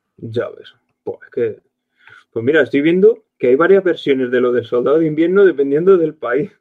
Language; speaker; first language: Spanish; native; Spanish